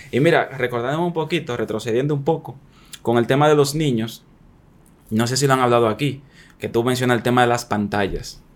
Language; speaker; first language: Spanish; native; Spanish